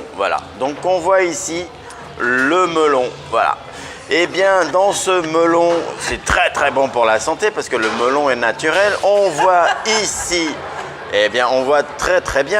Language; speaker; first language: French; native; French